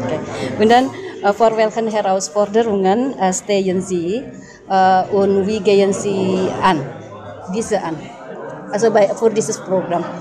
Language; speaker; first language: German; non-native, learner; Indonesian